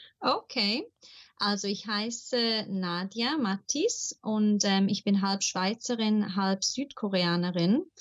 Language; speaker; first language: German; early bilingual, heritage; German